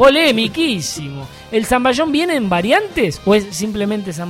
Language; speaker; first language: Spanish; native; Spanish